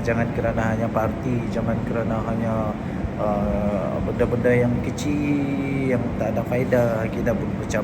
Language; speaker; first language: Malay; native; Malay